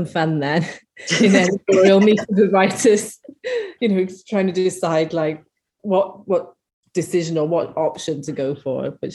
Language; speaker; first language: English; native; English